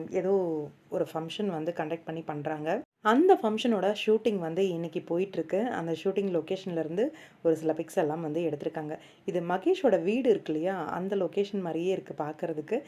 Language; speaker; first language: Tamil; native; Tamil